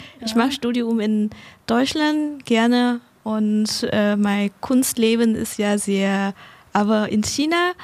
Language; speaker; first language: German; non-native, learner; Vietnamese